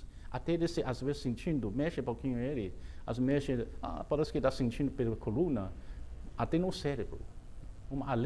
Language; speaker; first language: Portuguese; non-native, fluent; Chinese